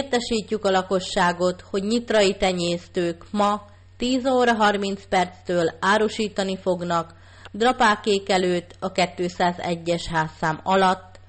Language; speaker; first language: Hungarian; native; Hungarian